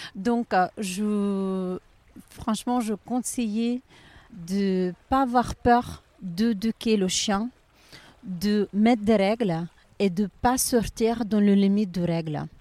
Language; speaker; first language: French; non-native, learner; Ukrainian